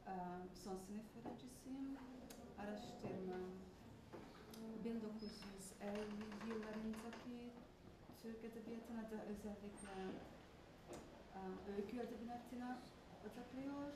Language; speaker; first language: Turkish; non-native, fluent; Hungarian